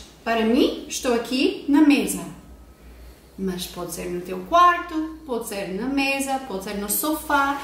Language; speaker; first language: Portuguese; non-native, fluent; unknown